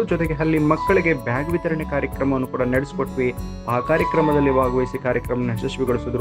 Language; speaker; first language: Kannada; native; Kannada